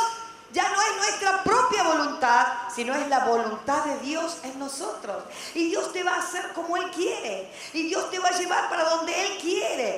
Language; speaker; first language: Spanish; native; Spanish